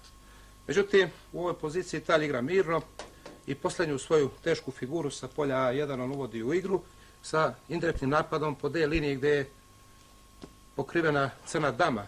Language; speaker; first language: Bosnian; native; Bosnian